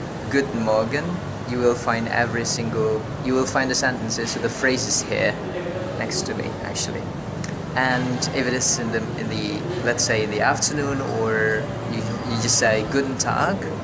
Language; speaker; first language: English; non-native, fluent; Indonesian